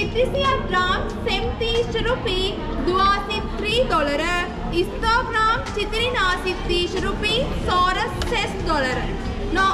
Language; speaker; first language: Russian; non-native, learner; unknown